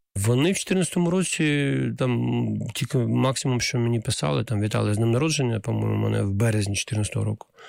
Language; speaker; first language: Ukrainian; native; Ukrainian